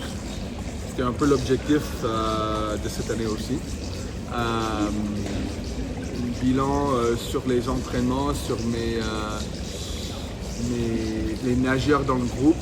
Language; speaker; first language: French; non-native, fluent; English